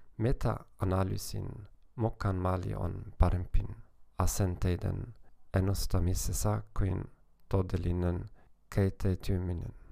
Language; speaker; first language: Finnish; non-native, learner; German